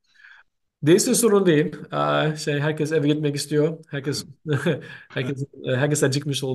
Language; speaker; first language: Turkish; non-native, learner; German